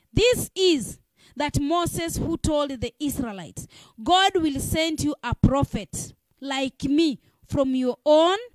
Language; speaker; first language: English; non-native, local second language; Swahili